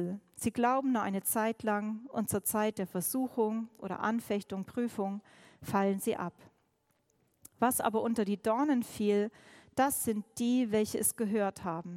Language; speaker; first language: German; native; German